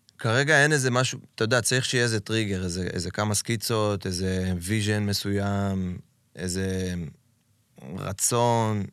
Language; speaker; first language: Hebrew; native; Hebrew